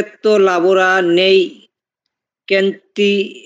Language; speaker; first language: Italian; non-native, learner; Bangla